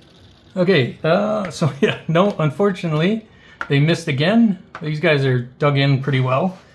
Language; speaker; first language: English; native; English